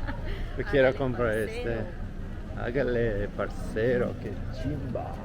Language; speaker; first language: Spanish; non-native, learner; English